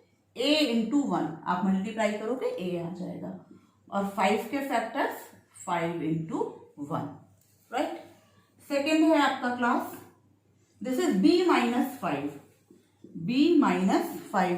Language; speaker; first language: Hindi; native; Hindi